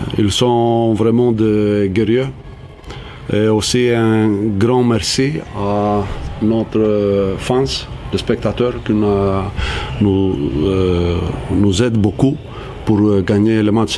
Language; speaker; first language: French; non-native, fluent; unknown